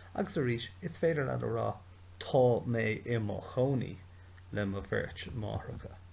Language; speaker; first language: Irish; non-native, local second language; English